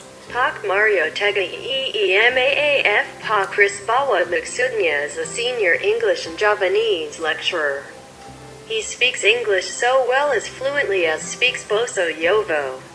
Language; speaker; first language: English; non-native, fluent; Javanese